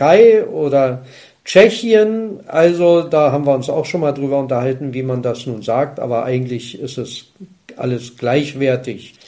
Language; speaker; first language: German; native; German